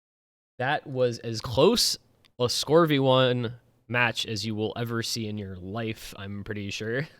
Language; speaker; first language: English; native; English